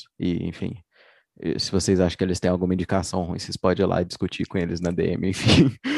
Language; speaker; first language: Portuguese; native; Portuguese